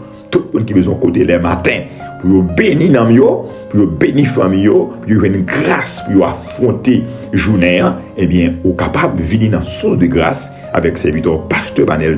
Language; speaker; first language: French; non-native, local second language; Haitian Creole